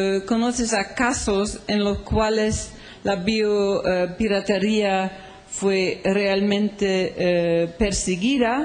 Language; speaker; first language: Spanish; non-native, fluent; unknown